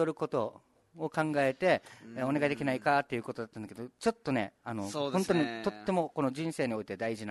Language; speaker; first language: Japanese; native; Japanese